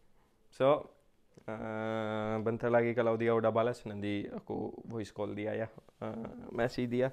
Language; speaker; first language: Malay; non-native, fluent; Urdu